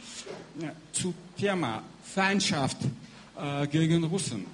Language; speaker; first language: German; non-native, learner; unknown